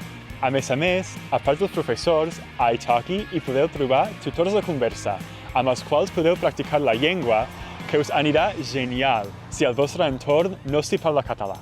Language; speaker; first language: Catalan; native; Catalan